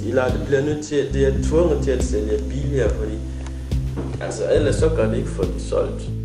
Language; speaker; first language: Danish; non-native, fluent; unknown